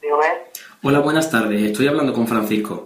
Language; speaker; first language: Spanish; native; Spanish